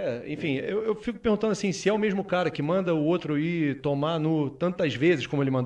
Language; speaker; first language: Portuguese; native; Portuguese